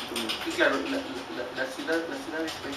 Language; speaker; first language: Spanish; native; Spanish